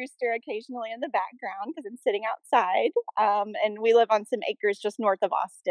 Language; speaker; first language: English; native; English